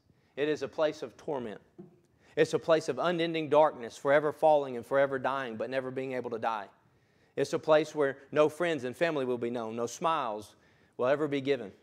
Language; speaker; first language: English; native; English